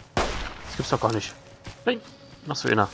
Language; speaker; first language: German; native; German